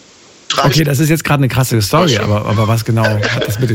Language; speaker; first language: German; native; German